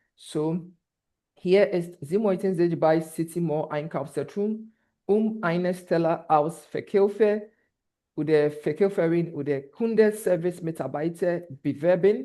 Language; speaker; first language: German; non-native, fluent; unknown